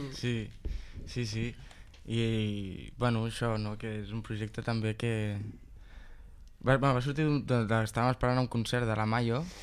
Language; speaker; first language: Catalan; native; Catalan